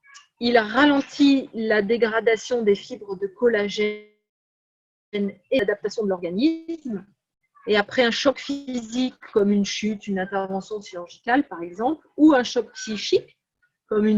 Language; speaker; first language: French; native; French